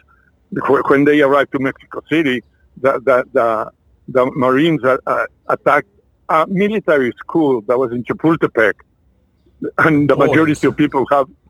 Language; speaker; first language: English; non-native, fluent; French